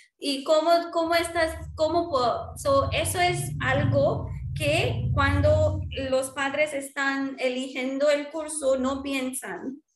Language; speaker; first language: Spanish; non-native, fluent; Marwari